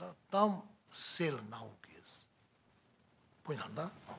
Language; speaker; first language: Russian; non-native, learner; Tibetan